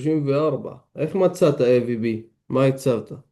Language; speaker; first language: Hebrew; non-native, local second language; Arabic